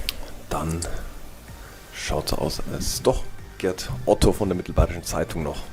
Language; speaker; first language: German; native; German